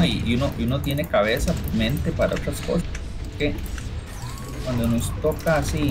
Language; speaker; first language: Spanish; native; Spanish